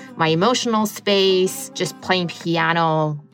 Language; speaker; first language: English; non-native, fluent; Persian